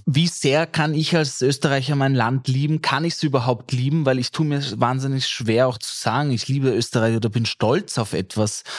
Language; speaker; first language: German; native; German